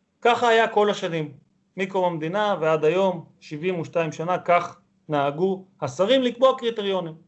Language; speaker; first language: Hebrew; native; Hebrew